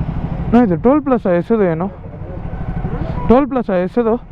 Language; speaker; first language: Kannada; non-native, learner; Tamil